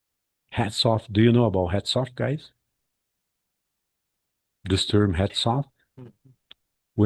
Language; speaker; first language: English; non-native, fluent; Portuguese